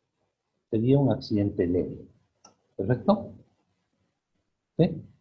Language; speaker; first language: Spanish; native; Spanish